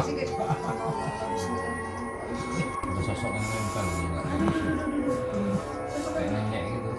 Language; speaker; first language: Indonesian; native; Indonesian